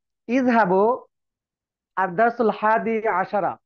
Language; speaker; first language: Arabic; non-native, learner; Bangla